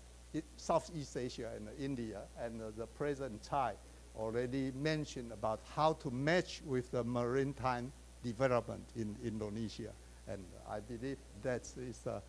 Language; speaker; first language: English; non-native, fluent; Chinese